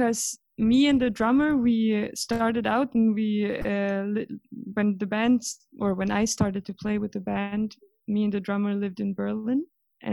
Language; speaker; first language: English; non-native, fluent; Swedish